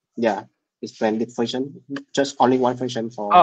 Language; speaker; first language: English; non-native, learner; Vietnamese